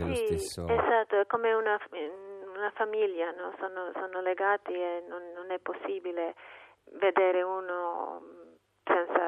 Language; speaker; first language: Italian; non-native, fluent; English